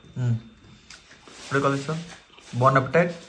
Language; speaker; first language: English; non-native, learner; Telugu